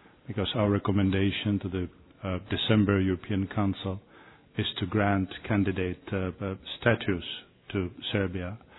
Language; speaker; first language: English; non-native, fluent; Czech